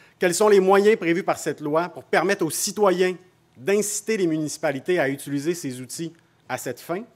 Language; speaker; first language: French; native; French